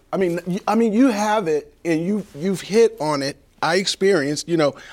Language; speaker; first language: English; native; English